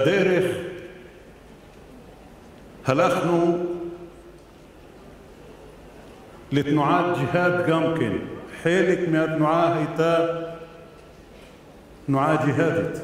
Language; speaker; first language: Hebrew; non-native, local second language; Arabic